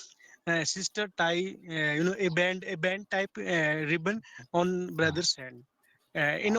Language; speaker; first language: English; non-native, learner; Hindi